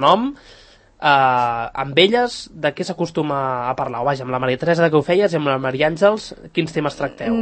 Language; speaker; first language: Catalan; native; Catalan